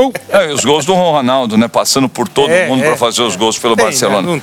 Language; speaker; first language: Portuguese; native; Portuguese